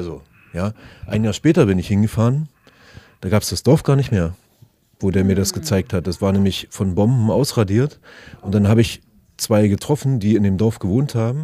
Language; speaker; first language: German; native; German